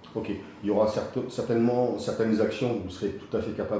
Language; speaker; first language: French; native; French